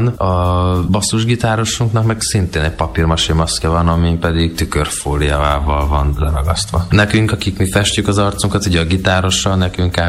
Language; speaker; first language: Hungarian; native; Hungarian